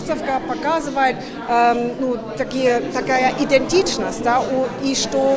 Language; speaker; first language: Ukrainian; non-native, local second language; Russian